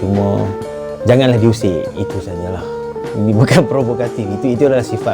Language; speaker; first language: Malay; native; Malay